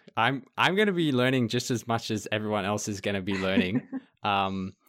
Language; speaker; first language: English; native; English